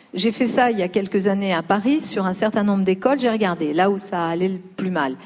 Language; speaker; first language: French; early bilingual, other home language; Spanish